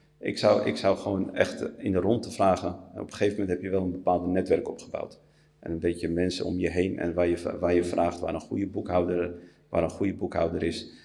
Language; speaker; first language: Dutch; early bilingual, other home language; Riffian